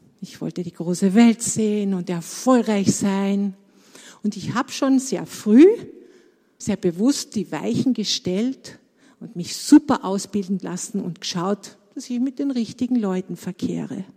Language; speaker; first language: German; native; German